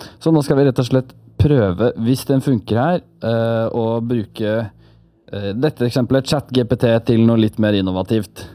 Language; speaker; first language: Norwegian; native; Norwegian